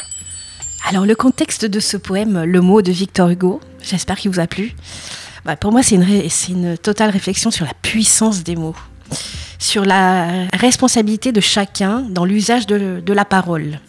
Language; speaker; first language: French; native; French